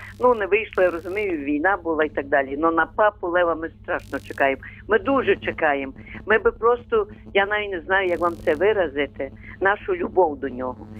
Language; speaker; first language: Ukrainian; native; Ukrainian